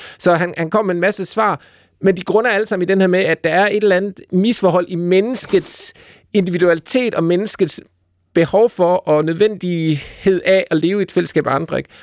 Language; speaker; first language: Danish; native; Danish